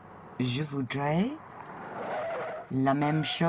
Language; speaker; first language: French; non-native, learner; English